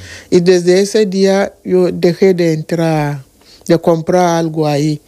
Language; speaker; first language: Spanish; non-native, learner; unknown